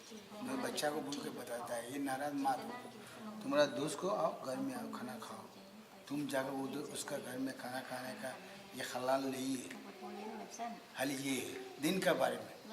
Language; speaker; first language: Hindi; non-native, learner; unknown